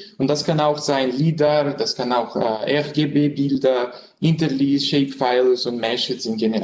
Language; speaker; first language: German; non-native, learner; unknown